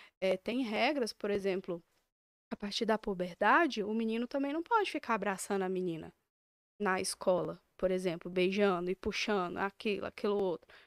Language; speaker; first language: Portuguese; native; Portuguese